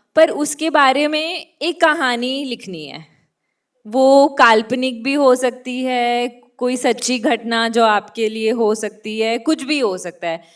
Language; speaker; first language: Hindi; native; Hindi